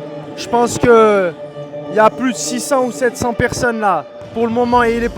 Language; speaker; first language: French; native; French